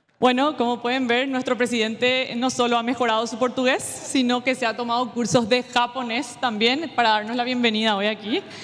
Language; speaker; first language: Spanish; native; Spanish